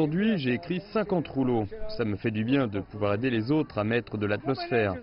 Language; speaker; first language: French; native; French